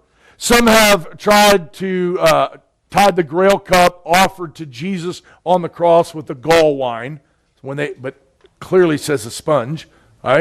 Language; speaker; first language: English; native; English